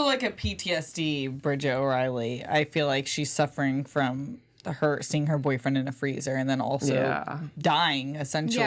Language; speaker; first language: English; native; English